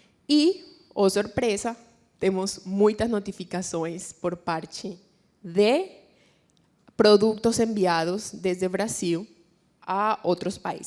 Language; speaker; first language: Portuguese; non-native, fluent; Spanish